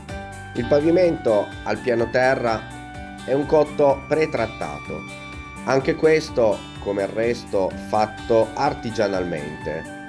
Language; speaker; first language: Italian; native; Italian